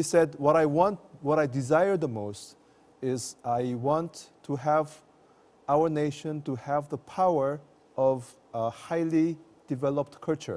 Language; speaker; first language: English; non-native, fluent; Korean